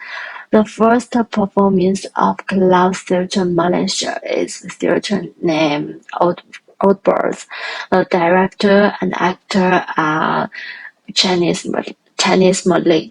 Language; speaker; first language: English; non-native, learner; Chinese